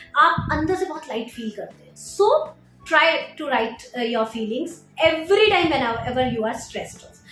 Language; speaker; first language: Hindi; native; Hindi